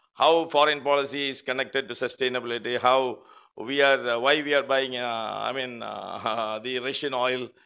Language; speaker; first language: English; non-native, local second language; Malayalam